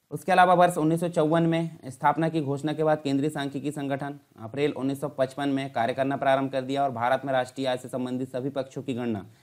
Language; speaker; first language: Hindi; native; Hindi